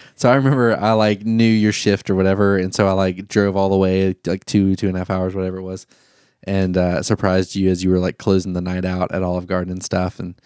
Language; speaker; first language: English; native; English